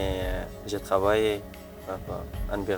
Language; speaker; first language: French; non-native, learner; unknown